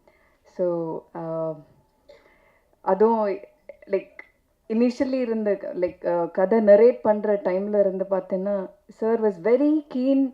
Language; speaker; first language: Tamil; non-native, learner; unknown